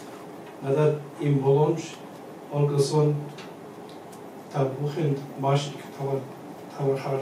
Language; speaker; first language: Mongolian; non-native, learner; English